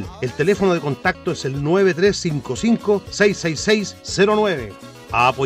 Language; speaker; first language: Spanish; native; Spanish